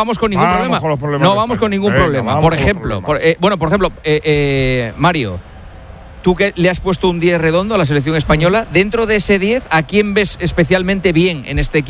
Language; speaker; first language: Spanish; native; Spanish